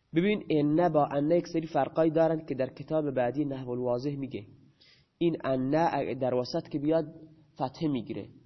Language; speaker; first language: Persian; non-native, local second language; Baluchi